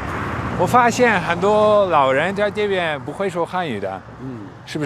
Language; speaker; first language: Chinese; non-native, fluent; Dutch